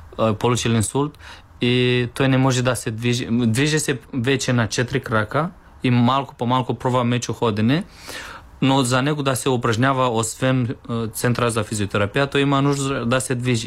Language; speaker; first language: Bulgarian; non-native, learner; Romanian